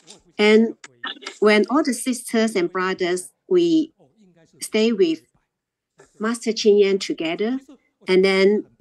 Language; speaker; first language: English; non-native, learner; Chinese